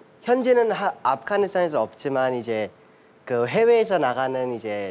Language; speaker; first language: Korean; non-native, fluent; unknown